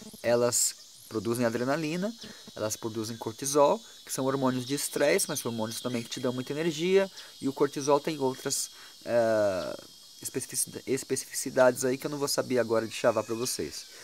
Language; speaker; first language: Portuguese; native; Portuguese